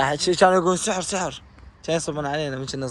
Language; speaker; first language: Arabic; native; Arabic